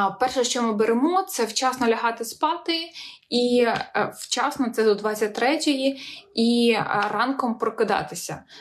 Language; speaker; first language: Ukrainian; non-native, local second language; Russian